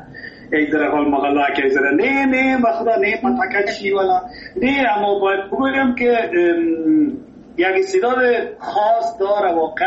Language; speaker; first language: Persian; native; Persian